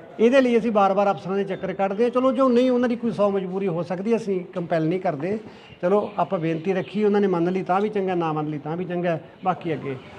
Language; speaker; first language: Punjabi; native; Punjabi